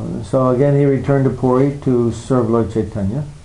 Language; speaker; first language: English; native; English